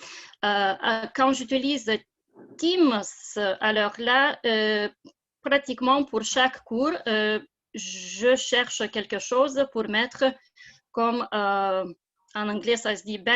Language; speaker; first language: French; non-native, fluent; Lithuanian